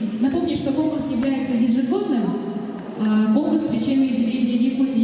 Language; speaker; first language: Russian; native; Russian